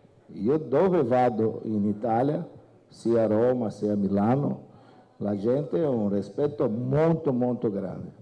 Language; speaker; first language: Italian; non-native, fluent; Portuguese